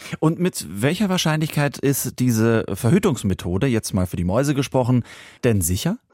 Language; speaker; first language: German; native; German